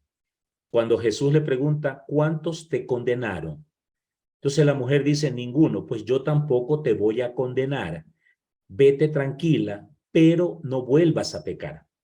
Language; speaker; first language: Spanish; native; Spanish